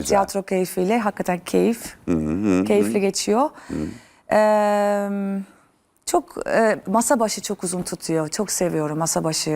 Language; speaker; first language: Turkish; early bilingual, other home language; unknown